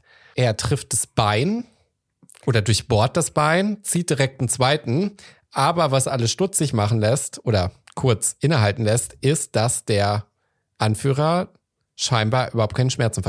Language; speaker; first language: German; native; German